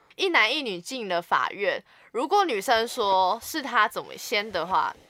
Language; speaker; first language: Chinese; native; Chinese